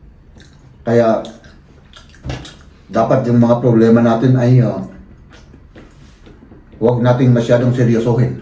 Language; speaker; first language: Filipino; non-native, fluent; German